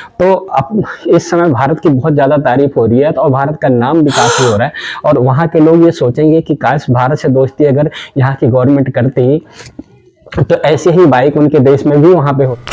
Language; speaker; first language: Hindi; native; Hindi